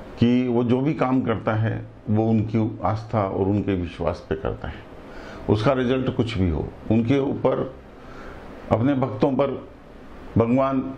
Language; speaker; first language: Hindi; native; Hindi